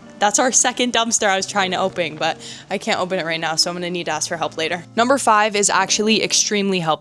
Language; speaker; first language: English; native; English